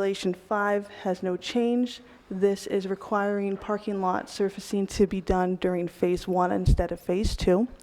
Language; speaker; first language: English; native; English